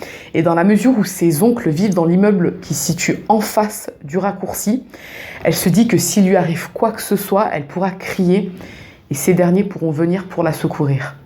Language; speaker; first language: French; native; French